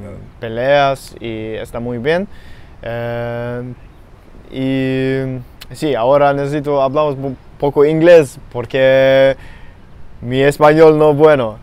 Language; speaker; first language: Spanish; non-native, learner; Swedish